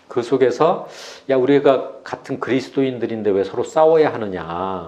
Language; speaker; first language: Korean; native; Korean